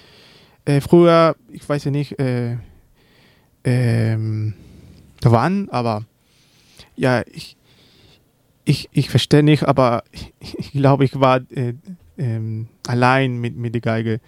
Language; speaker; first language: German; non-native, learner; Spanish